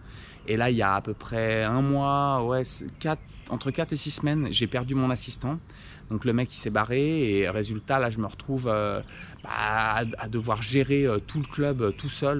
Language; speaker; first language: French; native; French